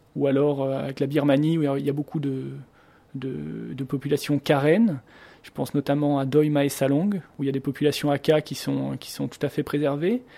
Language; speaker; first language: French; native; French